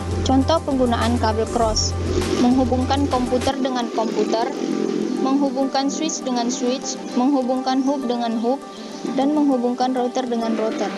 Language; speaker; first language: Indonesian; native; Indonesian